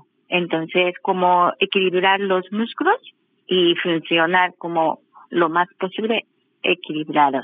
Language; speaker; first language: Spanish; non-native, learner; Japanese